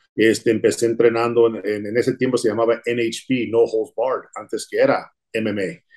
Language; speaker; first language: Spanish; early bilingual, heritage; Spanish